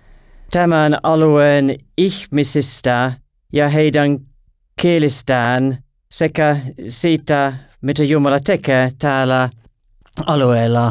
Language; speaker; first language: Finnish; non-native, learner; English